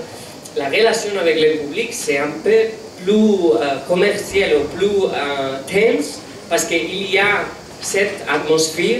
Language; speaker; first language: French; non-native, learner; Catalan